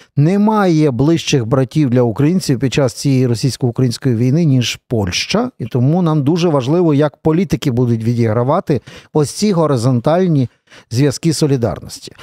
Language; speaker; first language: Ukrainian; native; Ukrainian